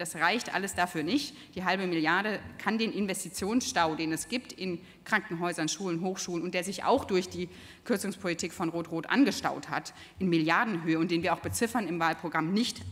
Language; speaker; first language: German; native; German